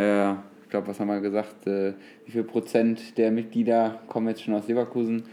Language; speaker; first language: German; native; German